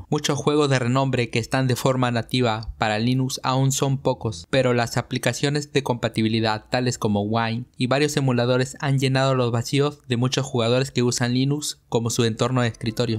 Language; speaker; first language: Spanish; native; Spanish